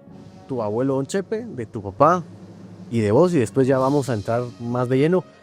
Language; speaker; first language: Spanish; native; Spanish